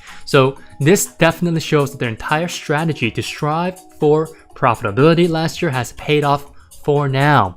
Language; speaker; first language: English; native; English